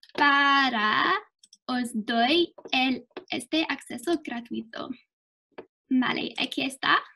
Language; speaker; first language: Spanish; non-native, fluent; English